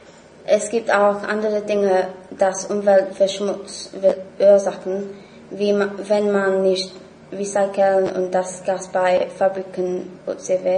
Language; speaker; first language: German; non-native, learner; English